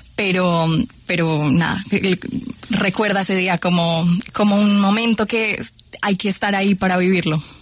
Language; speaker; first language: Spanish; native; Spanish